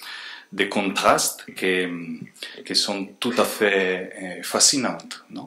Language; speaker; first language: French; non-native, fluent; Spanish